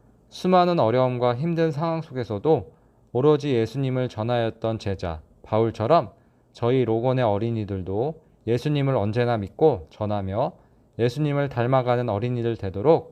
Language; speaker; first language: Korean; native; Korean